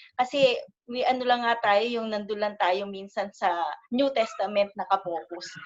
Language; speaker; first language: Filipino; native; Filipino